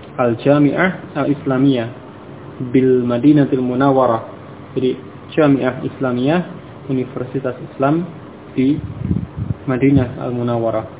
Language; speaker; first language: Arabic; non-native, fluent; Indonesian